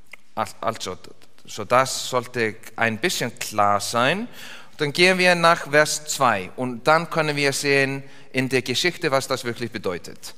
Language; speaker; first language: German; non-native, fluent; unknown